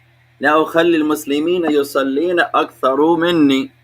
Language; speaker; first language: Arabic; non-native, fluent; English